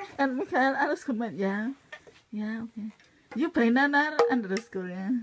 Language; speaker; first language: Dutch; non-native, learner; Indonesian